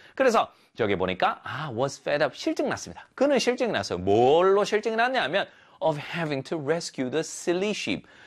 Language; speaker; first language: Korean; native; Korean